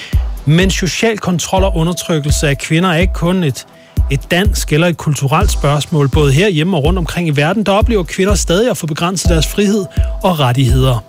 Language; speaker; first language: Danish; native; Danish